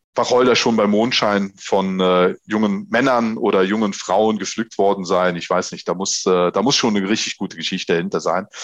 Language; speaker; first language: German; native; German